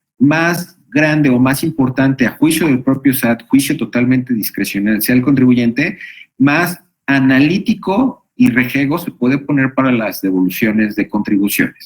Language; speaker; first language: Spanish; native; Spanish